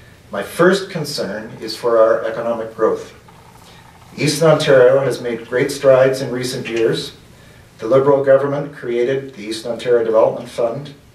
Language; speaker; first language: English; native; English